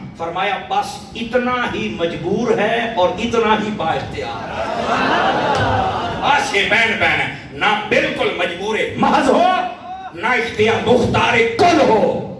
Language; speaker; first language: Urdu; non-native, local second language; Punjabi